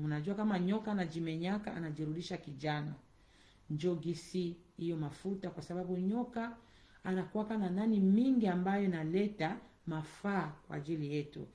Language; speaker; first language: Swahili; native; Swahili